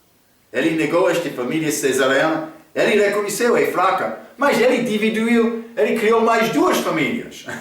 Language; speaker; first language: Portuguese; non-native, fluent; English